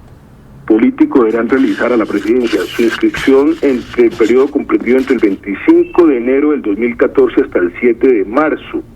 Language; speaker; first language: Spanish; native; Spanish